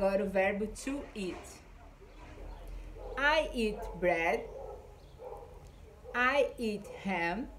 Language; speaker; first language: English; non-native, fluent; Portuguese